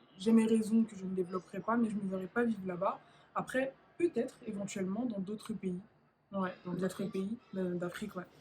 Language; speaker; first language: French; native; French